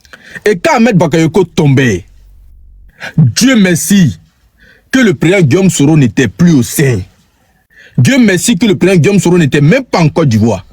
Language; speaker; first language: French; native; French